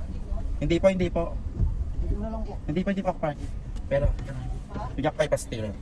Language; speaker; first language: Filipino; native; Filipino